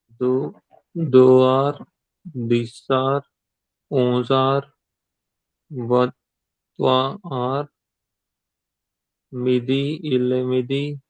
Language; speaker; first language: French; non-native, learner; Punjabi